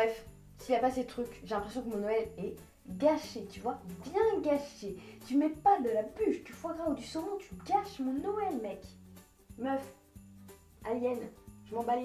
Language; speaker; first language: French; native; French